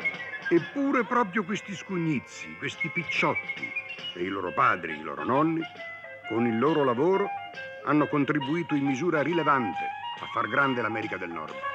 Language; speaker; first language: Italian; native; Italian